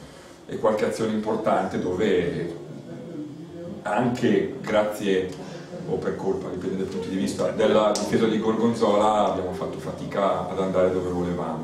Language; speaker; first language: Italian; native; Italian